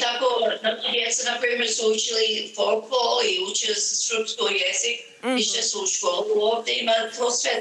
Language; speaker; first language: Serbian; early bilingual, heritage; Serbian